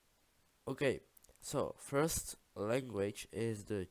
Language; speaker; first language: English; non-native, learner; Czech